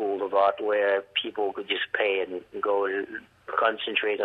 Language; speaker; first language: English; non-native, fluent; Haitian Creole